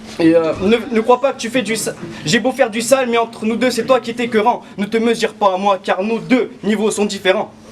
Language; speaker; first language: French; native; French